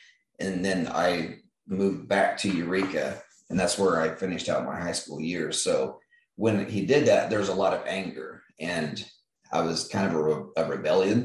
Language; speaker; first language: English; native; English